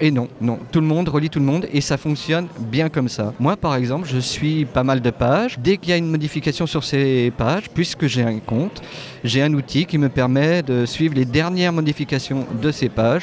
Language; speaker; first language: French; native; French